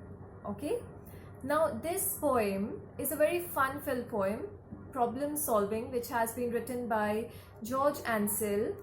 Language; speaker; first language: English; non-native, local second language; Hindi